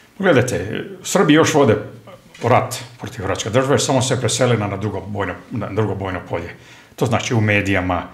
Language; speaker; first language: Croatian; early bilingual, heritage; Croatian